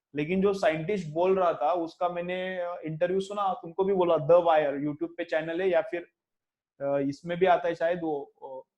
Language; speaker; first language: Hindi; non-native, local second language; Marathi